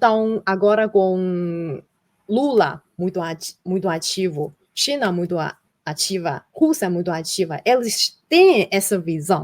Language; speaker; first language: Portuguese; non-native, fluent; Chinese